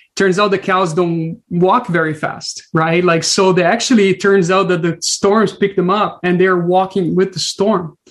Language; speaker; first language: English; non-native, fluent; Portuguese